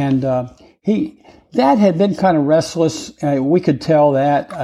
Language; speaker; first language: English; native; English